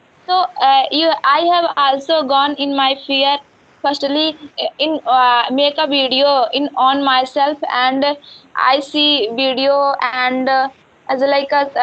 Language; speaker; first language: English; non-native, learner; Hindi